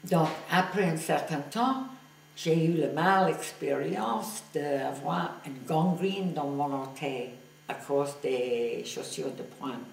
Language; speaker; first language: French; non-native, fluent; English